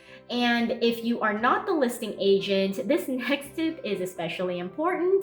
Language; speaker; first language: English; native; English